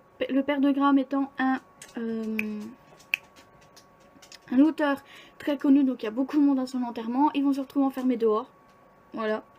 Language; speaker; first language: French; native; French